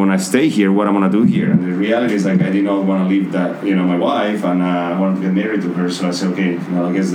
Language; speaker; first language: English; non-native, fluent; Spanish